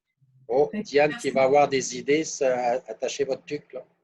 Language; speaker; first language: French; native; French